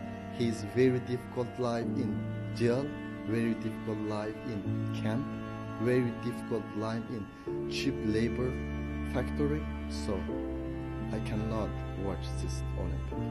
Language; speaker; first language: English; non-native, learner; Uyghur